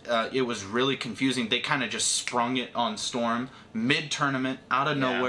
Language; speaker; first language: English; native; English